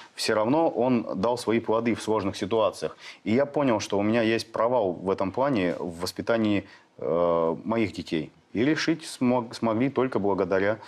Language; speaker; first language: Russian; native; Russian